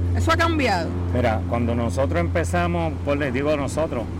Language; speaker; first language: Spanish; native; Spanish